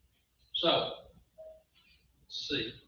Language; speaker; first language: English; native; English